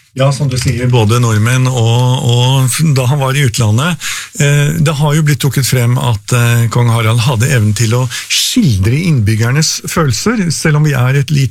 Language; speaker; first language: Norwegian; native; Norwegian